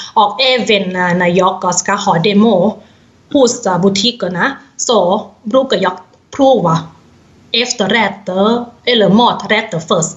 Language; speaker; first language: Swedish; non-native, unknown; Thai